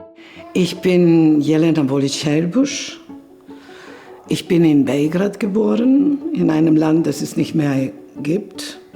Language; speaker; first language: German; non-native, fluent; Serbian